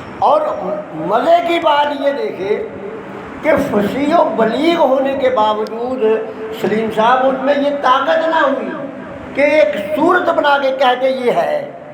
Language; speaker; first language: Urdu; non-native, local second language; Punjabi